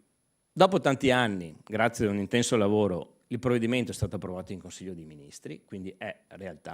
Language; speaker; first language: Italian; native; Italian